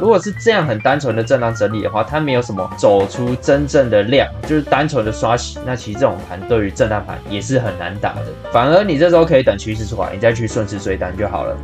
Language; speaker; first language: Chinese; native; Chinese